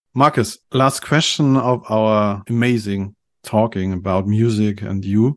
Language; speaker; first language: English; non-native, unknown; German